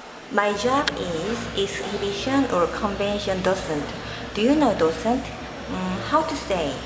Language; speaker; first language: English; non-native, learner; Korean